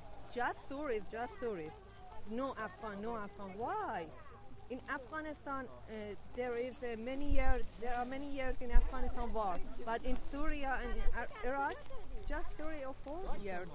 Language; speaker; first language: English; non-native, learner; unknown